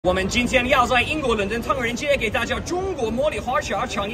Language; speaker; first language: Chinese; non-native, learner; English